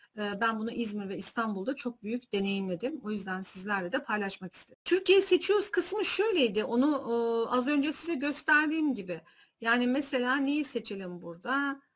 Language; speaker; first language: Turkish; early bilingual, heritage; Turkish